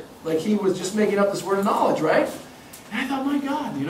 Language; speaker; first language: English; native; English